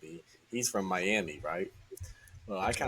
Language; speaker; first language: English; native; English